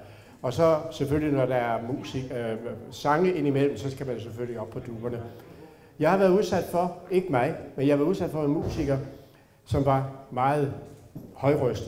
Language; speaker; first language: Danish; native; Danish